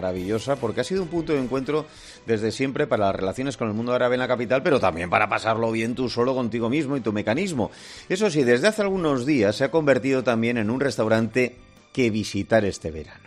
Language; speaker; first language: Spanish; native; Spanish